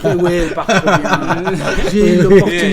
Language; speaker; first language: French; non-native, learner; Portuguese